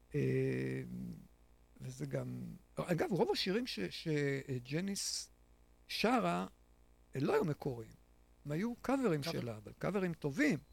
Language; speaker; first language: Hebrew; native; Hebrew